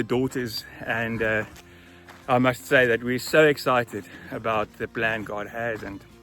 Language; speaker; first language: English; non-native, local second language; Afrikaans